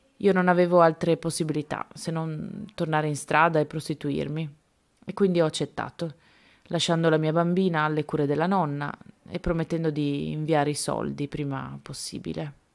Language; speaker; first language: Italian; non-native, fluent; Spanish